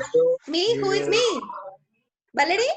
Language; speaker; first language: English; non-native, fluent; Spanish